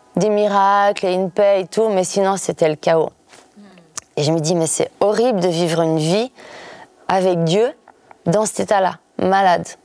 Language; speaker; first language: French; early bilingual, other home language; Portuguese